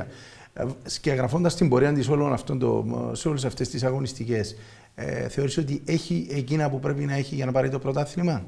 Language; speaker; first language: Greek; native; Greek